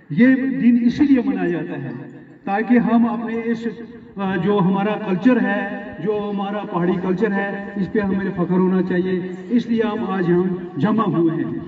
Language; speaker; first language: Urdu; non-native, local second language; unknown